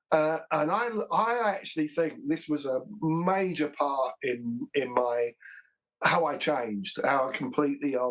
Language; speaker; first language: English; native; English